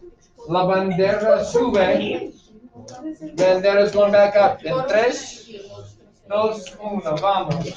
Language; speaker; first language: Spanish; non-native, fluent; English